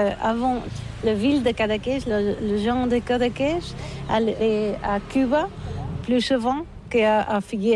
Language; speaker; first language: French; non-native, learner; Catalan